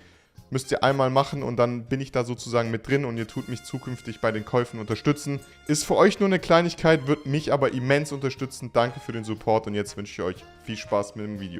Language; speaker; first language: German; native; German